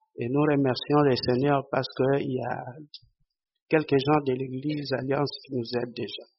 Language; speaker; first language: French; non-native, local second language; Lingala